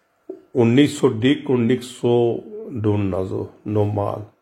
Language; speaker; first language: German; non-native, learner; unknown